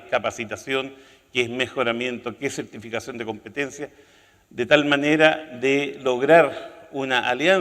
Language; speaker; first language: Spanish; native; Spanish